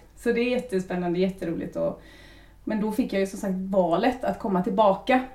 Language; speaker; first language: Swedish; native; Swedish